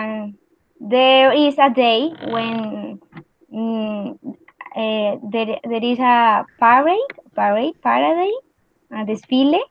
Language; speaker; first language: English; non-native, learner; Spanish